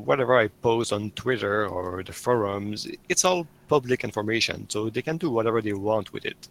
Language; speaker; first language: English; non-native, fluent; French